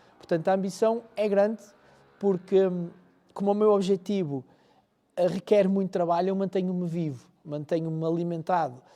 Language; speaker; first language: Portuguese; native; Portuguese